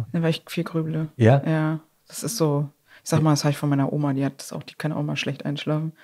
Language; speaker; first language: German; native; German